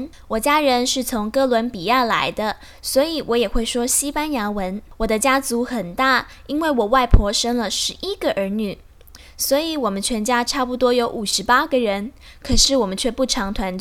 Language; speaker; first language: Chinese; non-native, fluent; Spanish